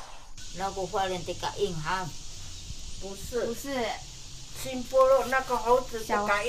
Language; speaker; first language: Chinese; non-native, local second language; Amis